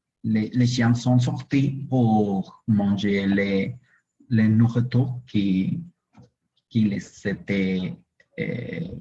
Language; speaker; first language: French; non-native, learner; Spanish